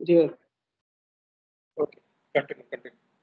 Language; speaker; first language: English; non-native, local second language; Gujarati